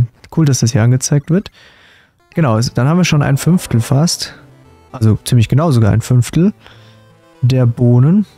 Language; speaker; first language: German; native; German